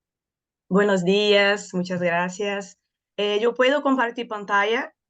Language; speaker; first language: Spanish; non-native, learner; Portuguese